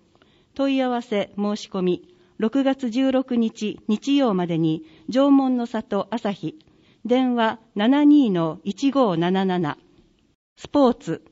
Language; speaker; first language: Japanese; native; Japanese